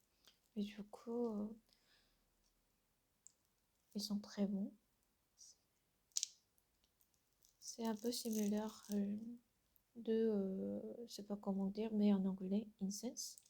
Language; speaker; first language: French; non-native, learner; Korean